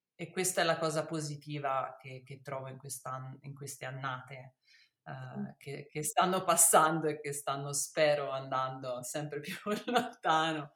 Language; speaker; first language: Italian; native; Italian